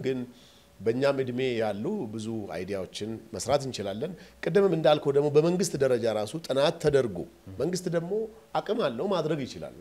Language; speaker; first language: Amharic; non-native, local second language; Oromo